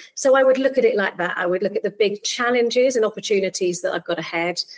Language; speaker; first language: English; native; English